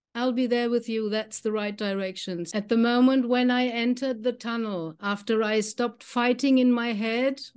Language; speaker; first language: English; non-native, fluent; German